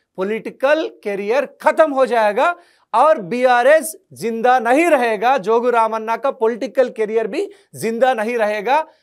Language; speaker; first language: Hindi; non-native, local second language; Telugu